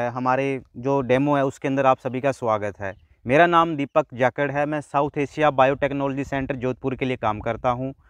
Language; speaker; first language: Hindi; non-native, local second language; Punjabi